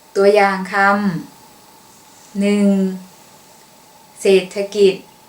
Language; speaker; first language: Thai; native; Thai